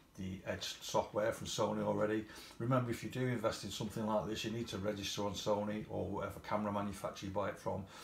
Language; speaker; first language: English; native; English